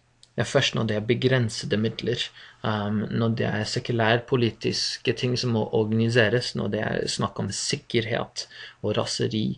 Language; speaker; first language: Norwegian; non-native, fluent; English